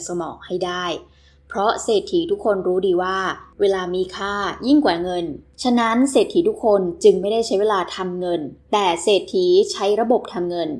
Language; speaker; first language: Thai; native; Thai